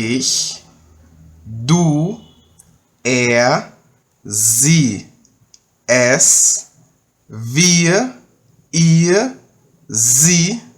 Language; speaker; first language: German; early bilingual, heritage; Portuguese